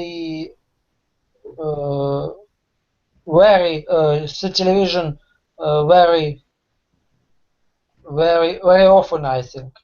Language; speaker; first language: English; non-native, learner; Russian